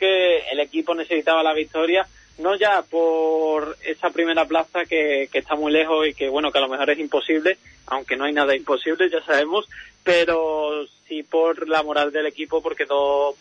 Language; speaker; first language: Spanish; native; Spanish